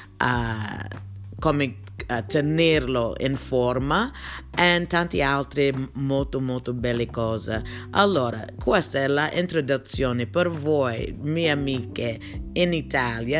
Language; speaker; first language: Italian; non-native, learner; English